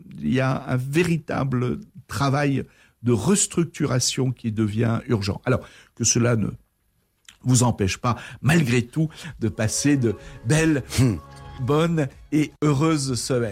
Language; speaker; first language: French; native; French